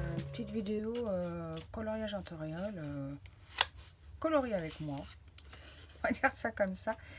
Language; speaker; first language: French; native; French